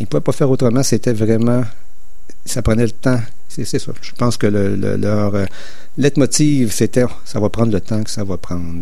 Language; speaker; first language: French; native; French